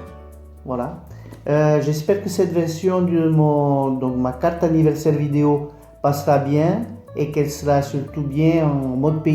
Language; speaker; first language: French; native; French